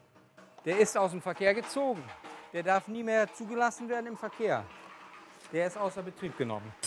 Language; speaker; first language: German; native; German